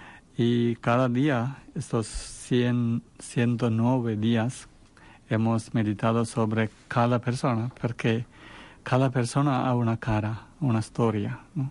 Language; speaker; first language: Spanish; non-native, fluent; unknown